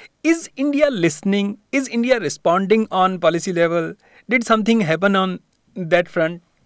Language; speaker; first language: English; non-native, local second language; Hindi